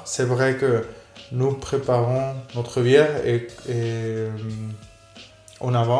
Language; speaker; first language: French; non-native, fluent; Spanish